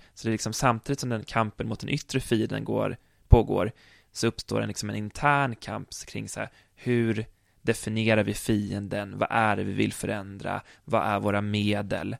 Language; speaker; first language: Swedish; native; Swedish